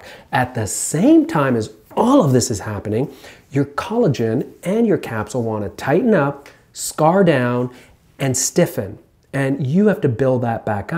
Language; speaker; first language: English; native; English